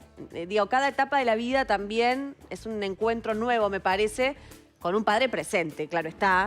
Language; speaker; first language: Spanish; native; Spanish